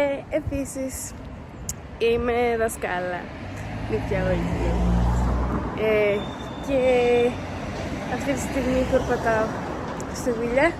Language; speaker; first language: Greek; early bilingual, heritage; Greek